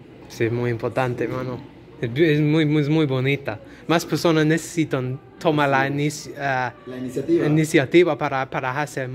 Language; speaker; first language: Spanish; non-native, learner; English